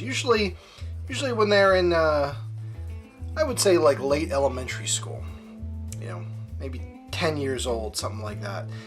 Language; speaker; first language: English; native; English